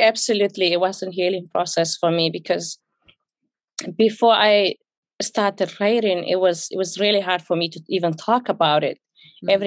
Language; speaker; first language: English; non-native, fluent; Somali